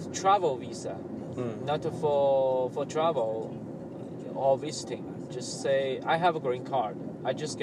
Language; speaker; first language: English; non-native, learner; Chinese